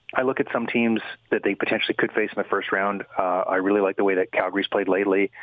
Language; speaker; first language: English; native; English